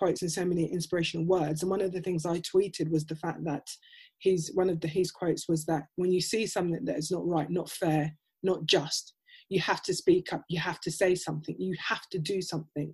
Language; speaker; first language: English; native; English